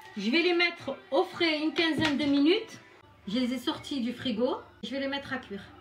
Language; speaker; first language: French; non-native, local second language; Arabic